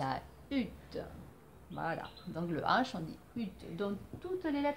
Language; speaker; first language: French; native; French